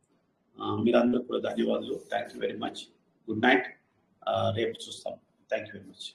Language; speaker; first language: Telugu; non-native, learner; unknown